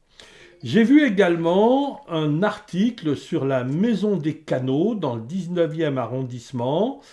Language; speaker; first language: French; native; French